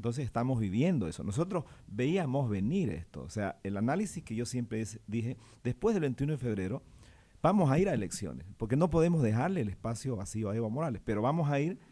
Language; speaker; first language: Spanish; native; Spanish